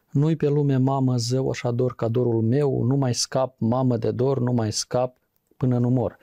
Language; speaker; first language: Romanian; native; Romanian